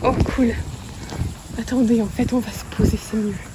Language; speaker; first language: French; native; French